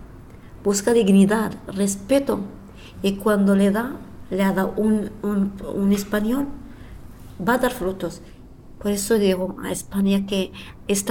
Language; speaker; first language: Spanish; non-native, fluent; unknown